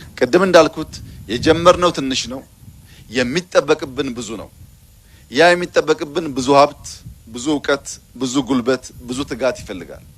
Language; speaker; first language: Amharic; non-native, local second language; Oromo